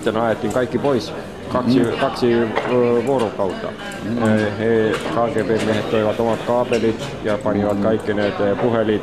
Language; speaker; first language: Finnish; non-native, learner; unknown